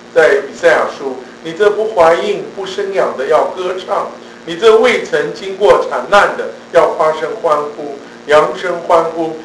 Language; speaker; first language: Chinese; native; Chinese